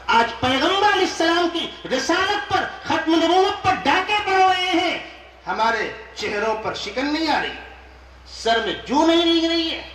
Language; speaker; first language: Urdu; native; Urdu